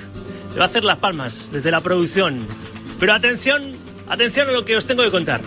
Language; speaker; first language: Spanish; native; Spanish